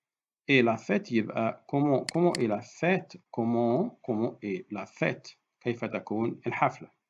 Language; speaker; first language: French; non-native, fluent; Arabic